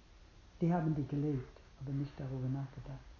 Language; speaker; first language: German; non-native, fluent; English